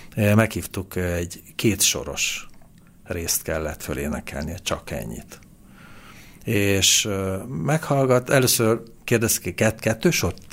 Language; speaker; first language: Hungarian; native; Hungarian